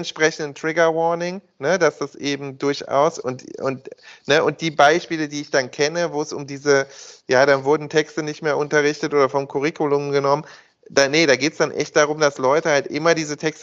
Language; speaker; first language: German; native; German